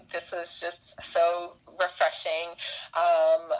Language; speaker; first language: English; native; English